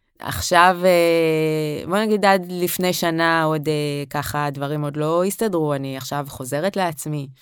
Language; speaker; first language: Hebrew; native; Hebrew